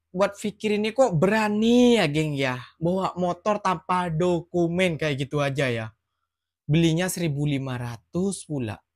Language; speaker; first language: Malay; non-native, fluent; Indonesian